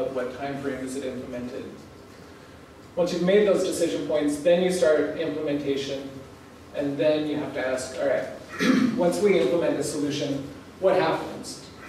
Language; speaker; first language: English; native; English